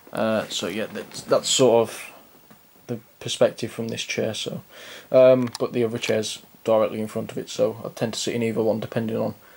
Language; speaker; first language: English; native; English